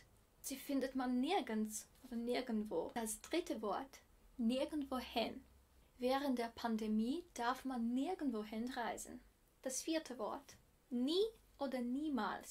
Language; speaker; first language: German; non-native, fluent; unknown